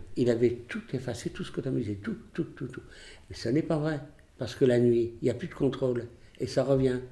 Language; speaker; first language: French; early bilingual, other home language; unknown